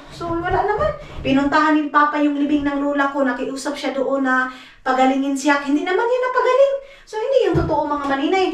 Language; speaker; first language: Filipino; non-native, local second language; Cebuano